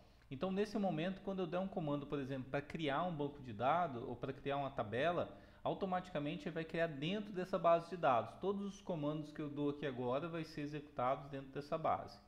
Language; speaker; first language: Portuguese; native; Portuguese